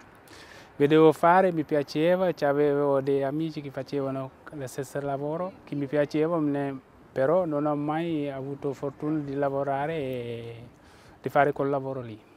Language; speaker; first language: Italian; non-native, fluent; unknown